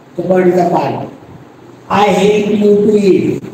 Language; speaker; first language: English; non-native, local second language; Marathi